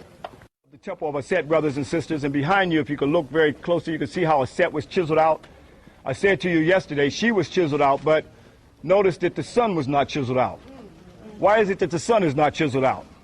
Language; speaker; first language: English; native; English